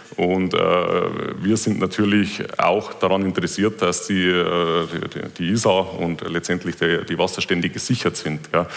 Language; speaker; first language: German; native; German